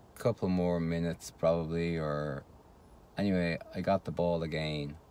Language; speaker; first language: English; native; English